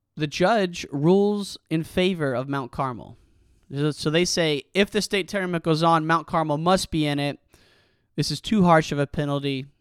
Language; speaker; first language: English; native; English